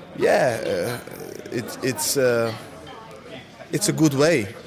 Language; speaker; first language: English; early bilingual, other home language; Dutch